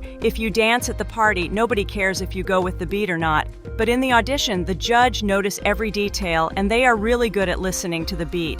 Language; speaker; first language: English; non-native, fluent; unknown